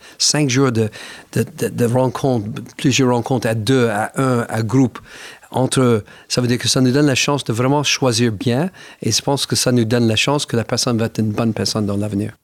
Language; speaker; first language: French; non-native, fluent; English